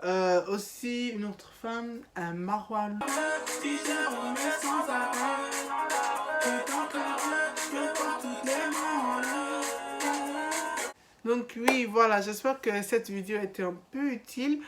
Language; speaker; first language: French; non-native, learner; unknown